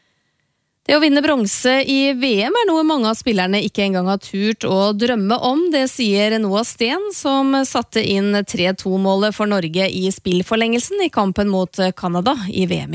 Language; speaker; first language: Norwegian; native; Norwegian